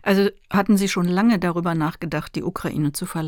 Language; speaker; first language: German; native; German